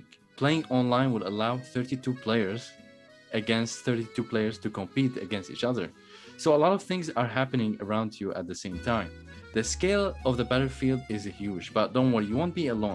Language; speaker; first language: English; non-native, fluent; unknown